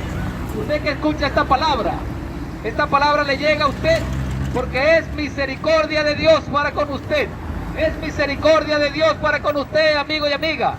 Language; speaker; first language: Spanish; native; Spanish